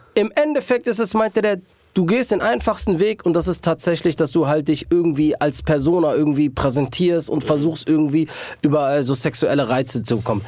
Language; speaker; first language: German; native; German